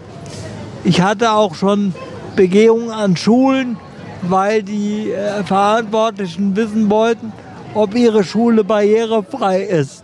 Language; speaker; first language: German; native; German